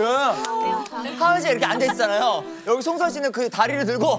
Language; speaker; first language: Korean; native; Korean